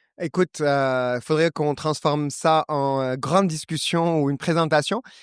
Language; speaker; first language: French; non-native, local second language; Arabic